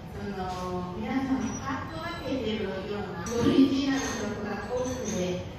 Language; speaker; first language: Japanese; non-native, fluent; Chinese